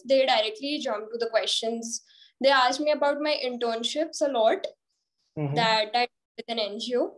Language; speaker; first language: English; non-native, local second language; Hindi